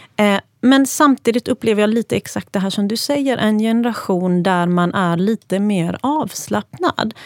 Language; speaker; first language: Swedish; early bilingual, other home language; Persian